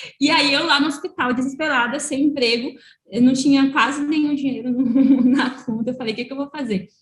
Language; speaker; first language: Portuguese; native; Portuguese